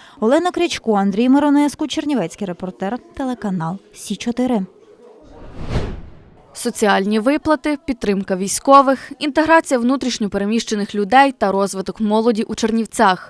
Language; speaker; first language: Ukrainian; native; Ukrainian